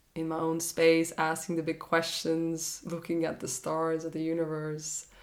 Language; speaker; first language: English; non-native, fluent; Norwegian